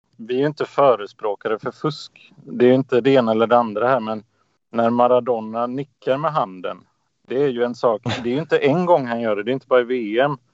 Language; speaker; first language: Swedish; native; Swedish